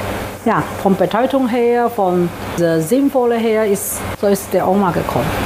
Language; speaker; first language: German; non-native, fluent; Chinese